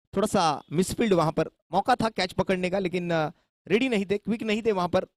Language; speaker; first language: Hindi; non-native, local second language; Marathi